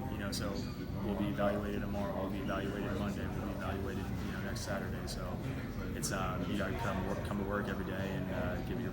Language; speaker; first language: English; native; English